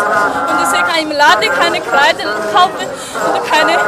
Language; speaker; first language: German; non-native, learner; Tibetan